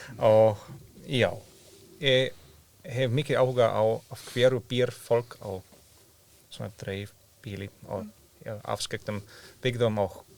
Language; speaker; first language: Icelandic; non-native, learner; German